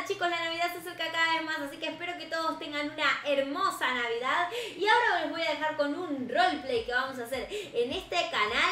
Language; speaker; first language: Spanish; native; Spanish